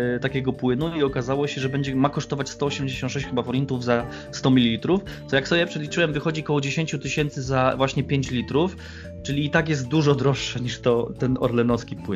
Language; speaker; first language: Polish; native; Polish